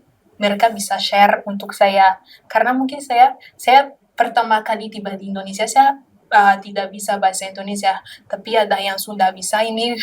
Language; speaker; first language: Indonesian; non-native, learner; Malagasy